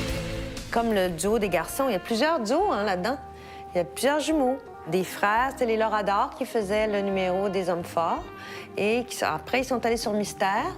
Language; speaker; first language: French; native; French